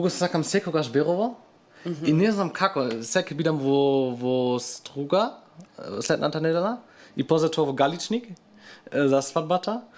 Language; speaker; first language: Macedonian; non-native, learner; German